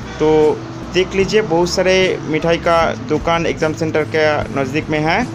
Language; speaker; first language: Hindi; non-native, local second language; Odia